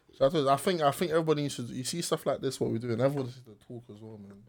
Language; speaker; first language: English; native; English